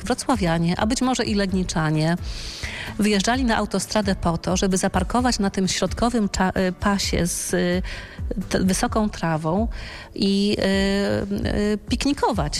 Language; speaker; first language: Polish; native; Polish